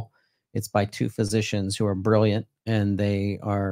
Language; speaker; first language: English; native; English